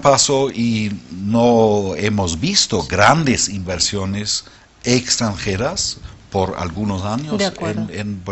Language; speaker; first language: Spanish; non-native, fluent; German